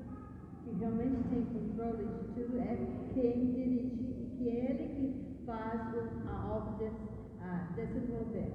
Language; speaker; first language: Portuguese; non-native, fluent; English